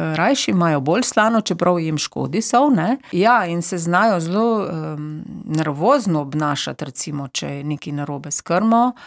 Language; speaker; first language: Slovenian; native; Slovenian